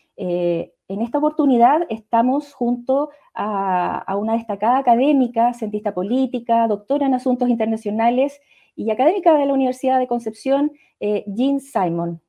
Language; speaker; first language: Spanish; native; Spanish